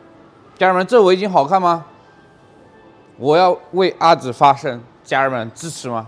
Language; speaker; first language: Chinese; native; Chinese